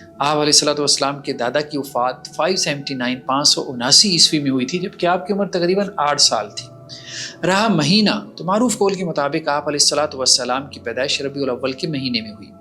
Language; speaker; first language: Urdu; native; Urdu